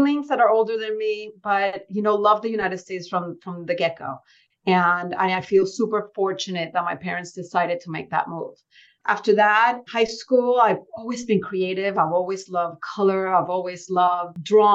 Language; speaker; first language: English; early bilingual, other home language; Spanish